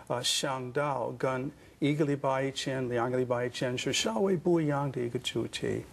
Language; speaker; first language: Chinese; non-native, fluent; English